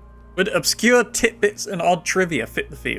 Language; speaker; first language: English; native; English